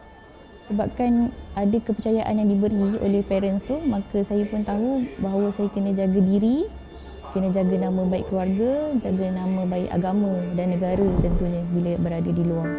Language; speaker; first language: Malay; native; Malay